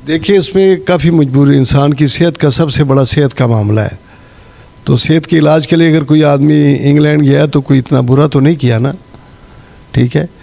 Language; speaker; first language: Urdu; non-native, local second language; Pashto